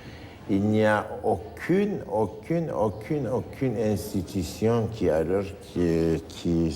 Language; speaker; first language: French; non-native, fluent; Turkish